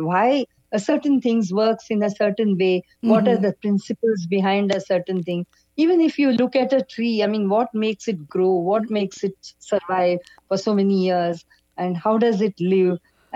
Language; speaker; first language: English; non-native, local second language; Kannada